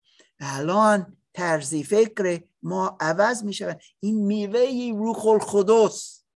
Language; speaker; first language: Persian; non-native, learner; English